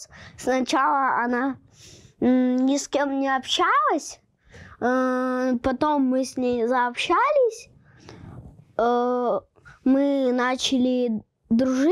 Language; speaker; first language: Ukrainian; non-native, local second language; Russian